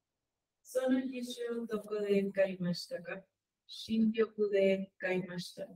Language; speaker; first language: Japanese; non-native, learner; Spanish